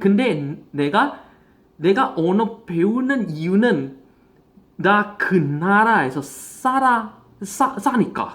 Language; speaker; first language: Korean; non-native, fluent; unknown